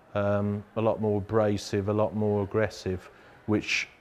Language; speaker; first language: English; native; English